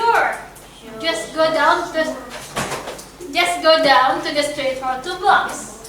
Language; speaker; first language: English; non-native, fluent; Indonesian